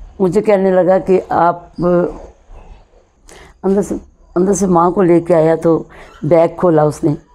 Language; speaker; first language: Urdu; non-native, local second language; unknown